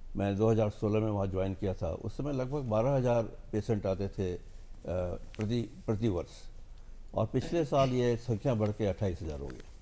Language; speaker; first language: Hindi; non-native, local second language; Bangla